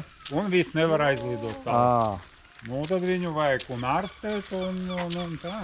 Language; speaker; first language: Latvian; non-native, local second language; Russian